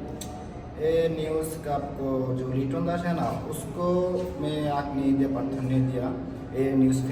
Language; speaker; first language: Hindi; non-native, learner; Bangla